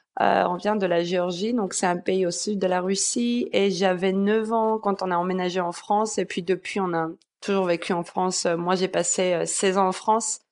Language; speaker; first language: French; early bilingual, other home language; Georgian